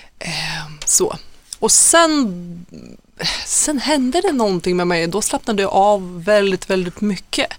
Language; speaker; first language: Swedish; non-native, fluent; Lithuanian